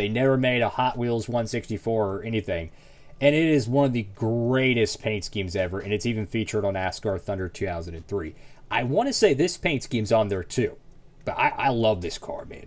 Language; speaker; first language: English; native; English